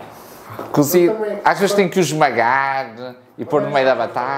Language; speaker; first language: Portuguese; native; Portuguese